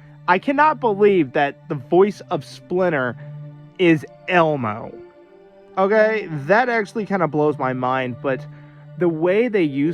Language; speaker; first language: English; native; English